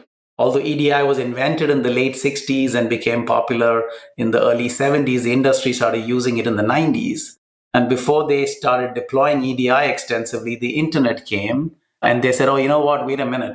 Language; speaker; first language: English; non-native, local second language; Malayalam